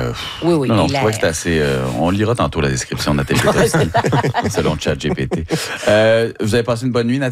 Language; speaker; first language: French; native; French